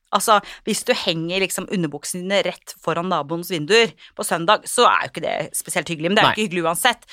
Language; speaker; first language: Norwegian; native; Norwegian